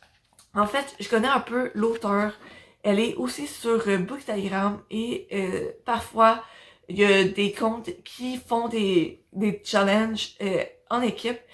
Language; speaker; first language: French; native; French